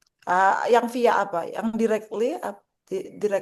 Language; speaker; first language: Indonesian; native; Indonesian